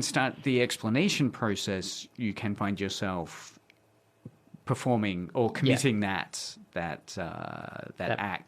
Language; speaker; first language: English; native; English